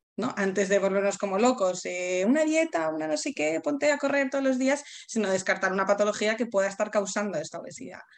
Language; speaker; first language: Spanish; native; Spanish